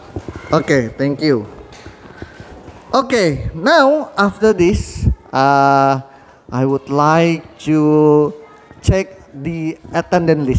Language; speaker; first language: English; non-native, fluent; Indonesian